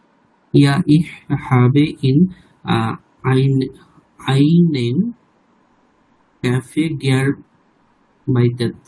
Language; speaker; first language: German; non-native, learner; Bangla